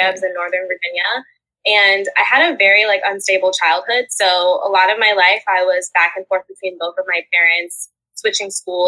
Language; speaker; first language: English; native; English